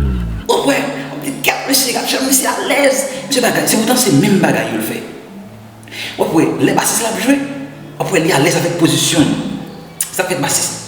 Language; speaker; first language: French; non-native, learner; Haitian Creole